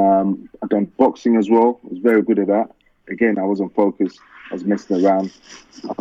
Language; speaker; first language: English; early bilingual, other home language; French